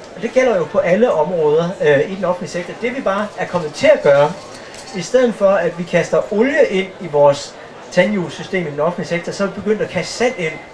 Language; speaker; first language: Danish; native; Danish